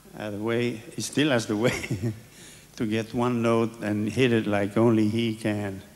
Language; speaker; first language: English; non-native, fluent; French